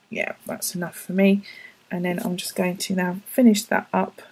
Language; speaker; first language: English; native; English